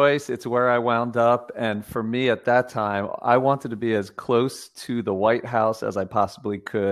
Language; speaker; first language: English; native; English